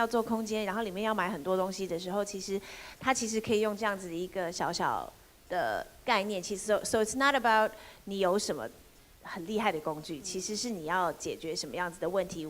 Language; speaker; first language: Chinese; native; Chinese